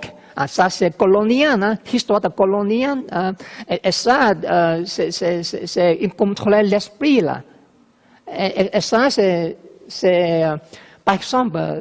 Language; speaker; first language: French; non-native, learner; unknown